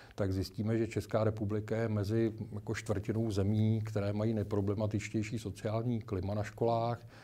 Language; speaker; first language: Czech; native; Czech